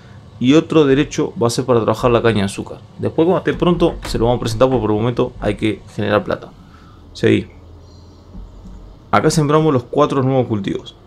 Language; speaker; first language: Spanish; native; Spanish